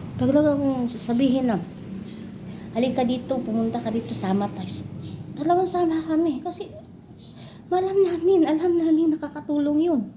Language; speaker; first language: Filipino; non-native, local second language; Cebuano